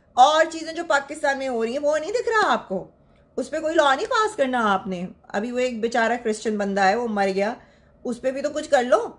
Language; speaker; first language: Urdu; native; Urdu